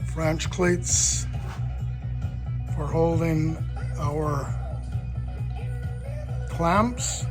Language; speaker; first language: English; native; English